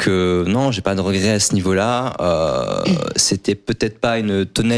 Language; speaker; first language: French; native; French